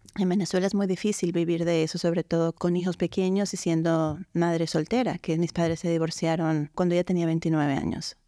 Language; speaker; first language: Spanish; native; Spanish